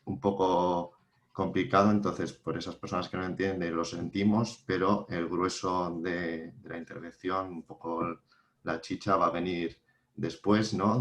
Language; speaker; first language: Spanish; native; Spanish